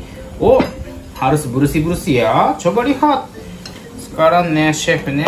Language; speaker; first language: Indonesian; non-native, learner; Japanese